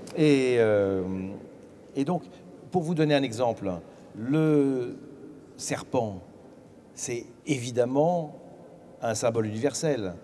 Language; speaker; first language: French; native; French